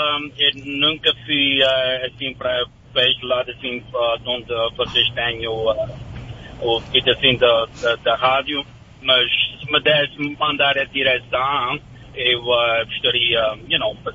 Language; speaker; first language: Portuguese; native; Portuguese